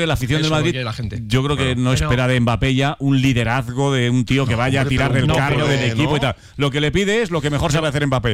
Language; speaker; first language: Spanish; native; Spanish